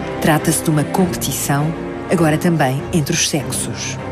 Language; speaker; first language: Portuguese; native; Portuguese